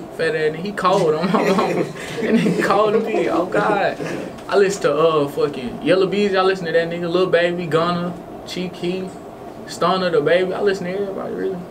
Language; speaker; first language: English; native; English